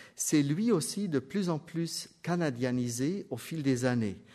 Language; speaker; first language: French; non-native, fluent; German